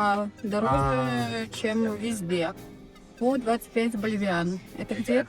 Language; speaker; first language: Russian; native; Russian